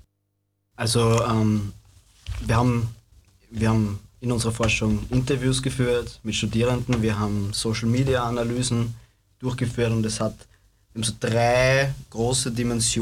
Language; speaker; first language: German; native; German